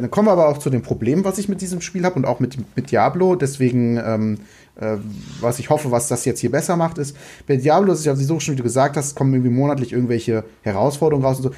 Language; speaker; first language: German; native; German